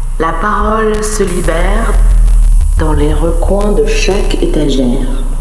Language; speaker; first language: French; native; French